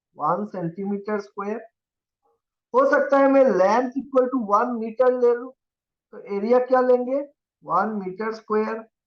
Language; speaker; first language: Hindi; non-native, local second language; Assamese